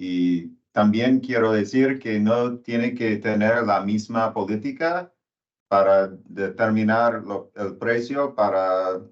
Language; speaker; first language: Spanish; non-native, learner; English